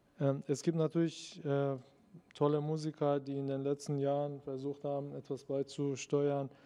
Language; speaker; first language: German; non-native, fluent; Persian